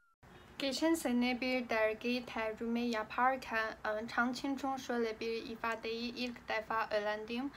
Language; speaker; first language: Turkish; non-native, learner; Chinese